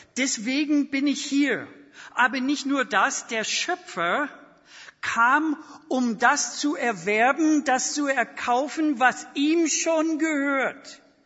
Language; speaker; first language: German; non-native, fluent; English